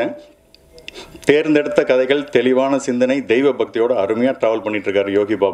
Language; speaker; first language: Tamil; native; Tamil